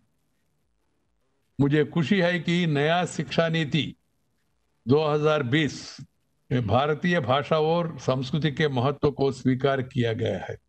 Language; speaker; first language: Hindi; non-native, local second language; Telugu